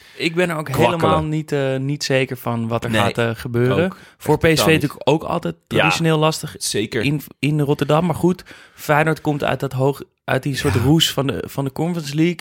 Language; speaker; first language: Dutch; native; Dutch